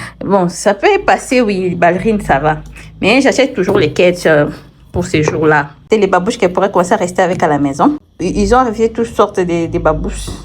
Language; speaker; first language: French; non-native, local second language; Swahili